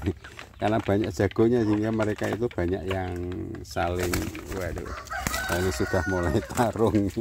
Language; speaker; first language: Indonesian; native; Indonesian